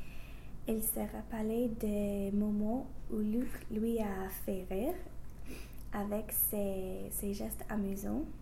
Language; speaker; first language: French; non-native, learner; English